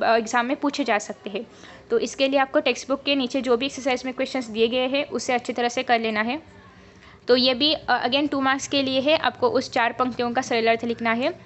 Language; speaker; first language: Hindi; non-native, local second language; Marathi